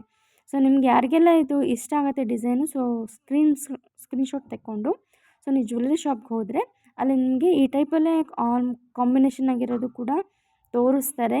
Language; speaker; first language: Kannada; native; Kannada